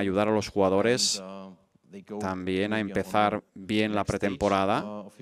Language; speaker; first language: Spanish; non-native, learner; German